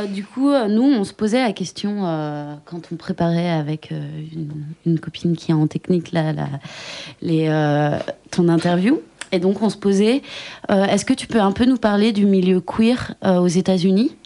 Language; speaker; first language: French; native; French